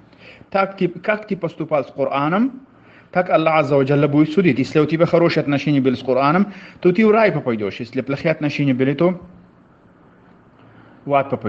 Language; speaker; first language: Russian; non-native, fluent; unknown